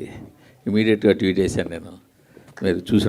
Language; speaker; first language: Telugu; native; Telugu